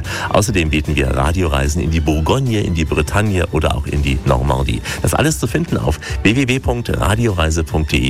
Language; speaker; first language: German; native; German